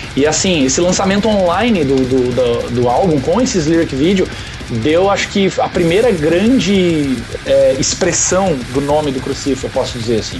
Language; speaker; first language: Portuguese; native; Portuguese